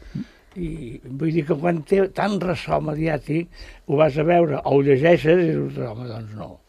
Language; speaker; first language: Catalan; native; Catalan